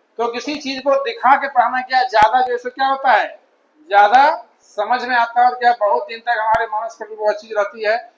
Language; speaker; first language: Hindi; native; Hindi